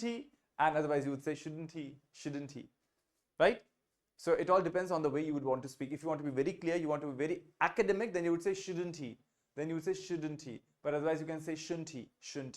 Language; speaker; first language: English; non-native, fluent; Hindi